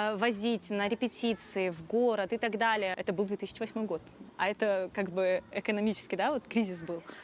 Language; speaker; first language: Russian; non-native, local second language; Crimean Tatar